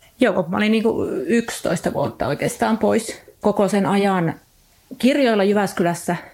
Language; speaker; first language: Finnish; native; Finnish